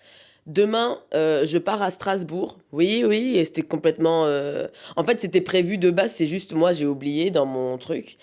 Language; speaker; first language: French; native; French